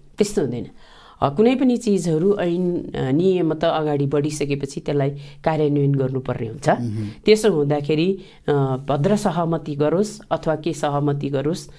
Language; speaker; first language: Nepali; native; Nepali